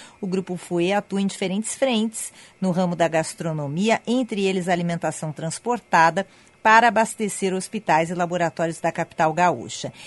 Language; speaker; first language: Portuguese; native; Portuguese